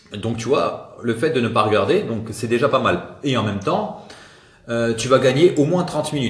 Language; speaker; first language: French; native; French